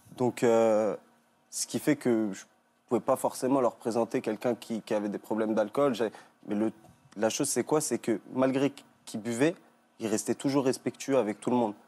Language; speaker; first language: French; native; French